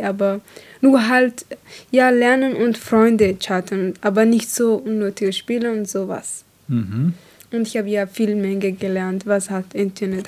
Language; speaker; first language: German; non-native, learner; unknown